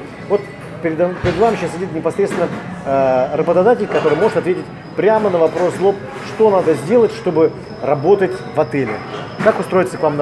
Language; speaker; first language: Russian; native; Russian